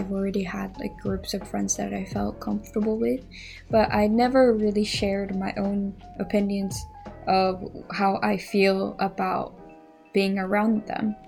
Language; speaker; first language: English; non-native, fluent; Japanese